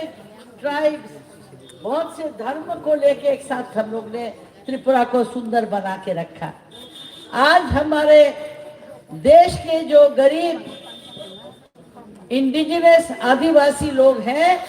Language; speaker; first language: Hindi; non-native, local second language; Bangla